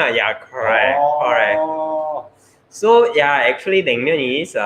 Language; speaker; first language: English; non-native, learner; Korean